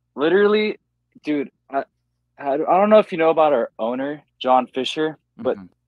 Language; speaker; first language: English; native; English